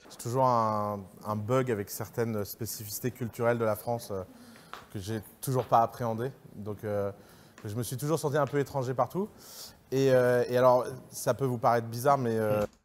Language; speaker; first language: French; early bilingual, other home language; Arabic